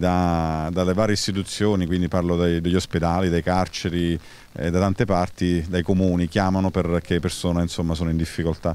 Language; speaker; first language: Italian; native; Italian